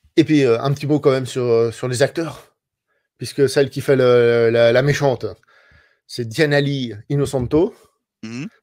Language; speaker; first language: French; native; French